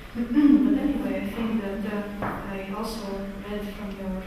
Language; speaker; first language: English; non-native, fluent; Latvian